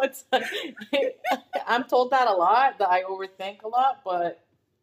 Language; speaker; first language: English; non-native, fluent; Arabic